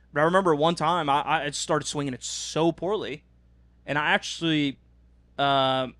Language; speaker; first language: English; non-native, fluent; Norwegian